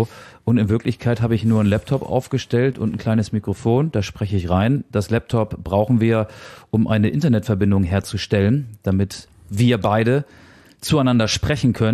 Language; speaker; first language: German; native; German